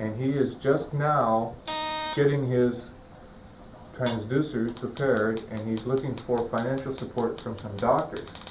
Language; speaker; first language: English; native; English